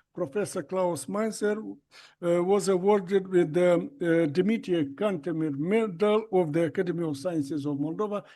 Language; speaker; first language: English; non-native, fluent; Romanian